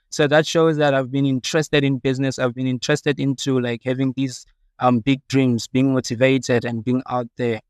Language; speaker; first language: English; non-native, local second language; Southern Sotho